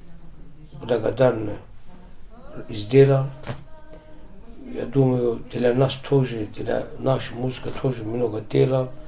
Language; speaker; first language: Russian; non-native, learner; Azerbaijani